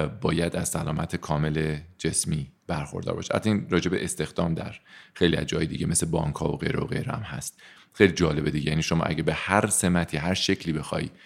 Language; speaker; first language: Persian; native; Persian